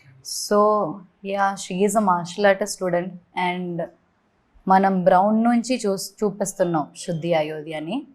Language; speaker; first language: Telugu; non-native, learner; Malayalam